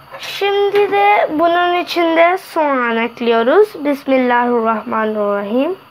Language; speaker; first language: Turkish; non-native, fluent; Urdu